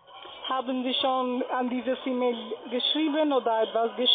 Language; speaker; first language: German; non-native, learner; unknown